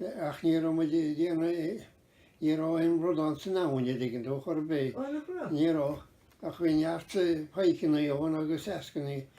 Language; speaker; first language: Irish; native; Irish